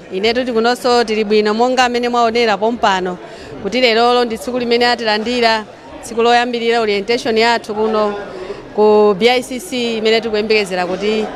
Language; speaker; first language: Nyanja; native; Nyanja